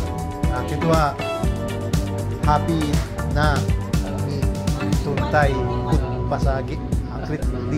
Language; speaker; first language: Thai; non-native, learner; Filipino